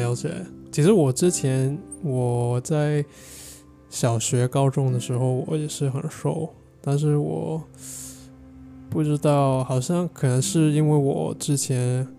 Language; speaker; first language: Chinese; non-native, learner; English